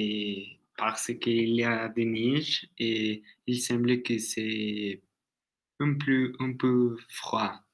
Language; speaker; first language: French; non-native, learner; Spanish